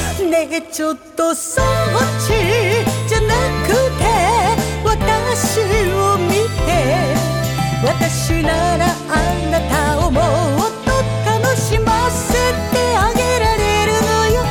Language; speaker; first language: Japanese; native; Japanese